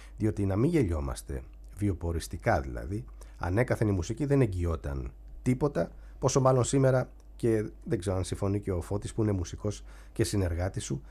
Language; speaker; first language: Greek; native; Greek